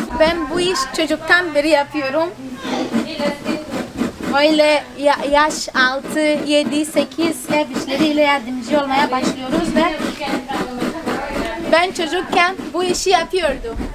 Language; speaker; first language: Turkish; non-native, fluent; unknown